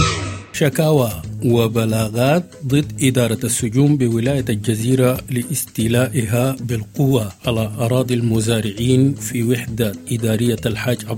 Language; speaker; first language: Arabic; native; Arabic